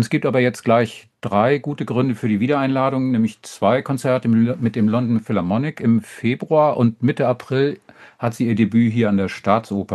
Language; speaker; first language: German; native; German